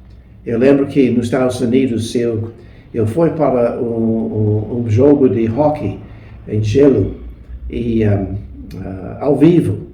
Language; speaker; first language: Portuguese; non-native, fluent; English